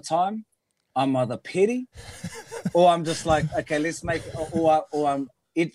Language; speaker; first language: English; native; English